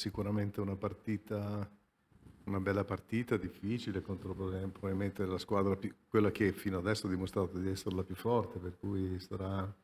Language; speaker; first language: Italian; native; Italian